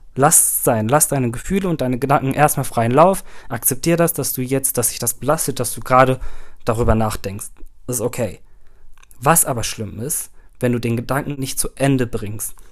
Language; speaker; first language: German; early bilingual, other home language; Turkish